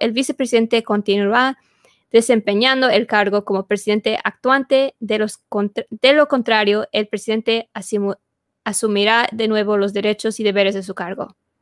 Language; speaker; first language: Spanish; early bilingual, heritage; Spanish